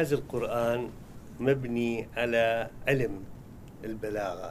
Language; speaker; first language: Arabic; native; Arabic